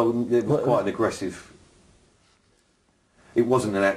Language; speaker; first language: English; native; English